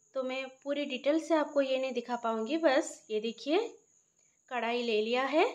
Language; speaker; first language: Hindi; non-native, local second language; Odia